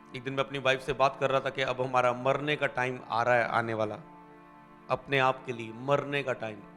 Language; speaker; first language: Hindi; non-native, local second language; Punjabi